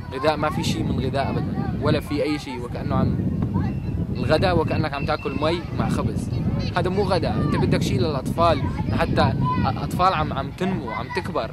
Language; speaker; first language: Arabic; native; Arabic